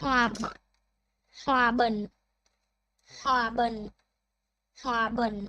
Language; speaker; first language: Vietnamese; non-native, learner; Thai